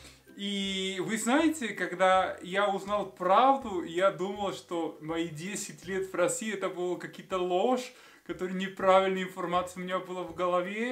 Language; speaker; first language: Russian; non-native, fluent; Spanish